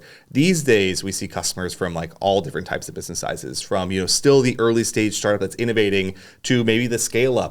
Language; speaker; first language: English; native; English